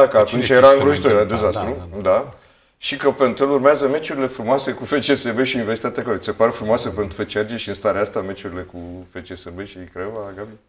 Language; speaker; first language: Romanian; native; Romanian